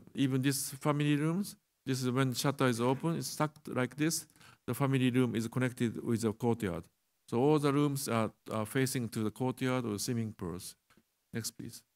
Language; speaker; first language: English; non-native, learner; Japanese